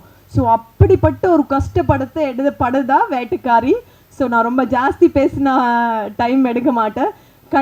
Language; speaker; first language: Tamil; non-native, learner; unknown